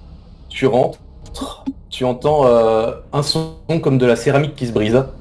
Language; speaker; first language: French; native; French